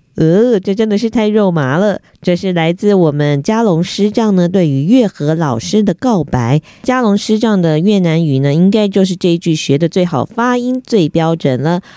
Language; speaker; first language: Chinese; native; Chinese